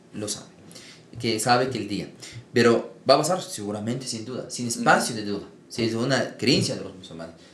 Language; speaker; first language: Spanish; non-native, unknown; Arabic